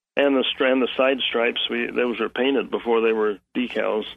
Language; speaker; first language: English; native; English